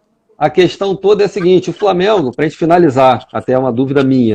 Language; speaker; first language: Portuguese; native; Portuguese